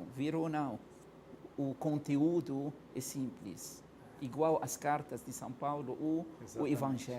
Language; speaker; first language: Portuguese; non-native, fluent; Arabic